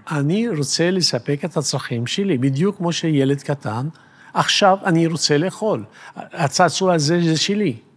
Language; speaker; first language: Hebrew; native; Hebrew